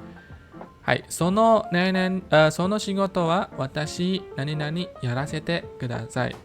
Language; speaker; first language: Japanese; non-native, fluent; Indonesian